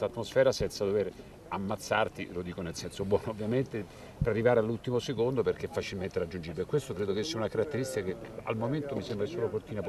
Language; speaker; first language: Italian; native; Italian